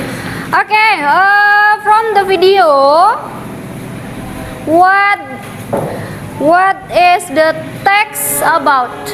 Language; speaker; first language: English; non-native, learner; Indonesian